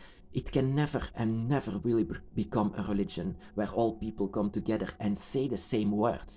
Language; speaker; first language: English; non-native, fluent; Dutch